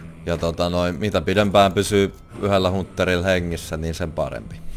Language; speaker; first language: Finnish; native; Finnish